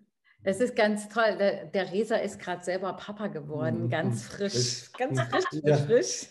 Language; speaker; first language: German; native; German